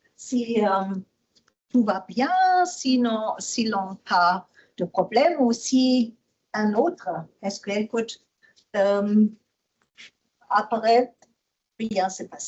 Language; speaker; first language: French; non-native, learner; German